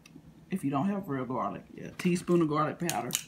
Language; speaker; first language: English; native; English